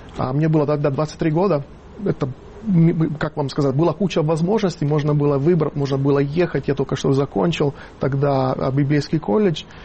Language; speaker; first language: Russian; non-native, fluent; Italian